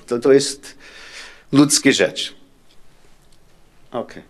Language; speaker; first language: Polish; non-native, learner; English